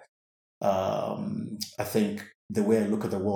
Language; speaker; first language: English; non-native, local second language; Akan